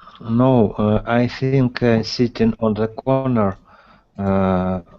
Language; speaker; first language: English; non-native, learner; Russian